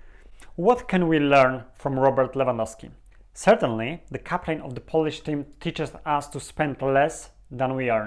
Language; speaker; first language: English; non-native, fluent; Polish